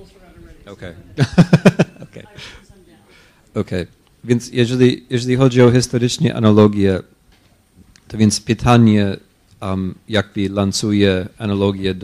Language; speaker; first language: Polish; non-native, fluent; English